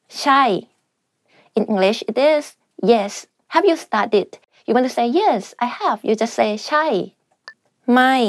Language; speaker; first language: English; non-native, fluent; Thai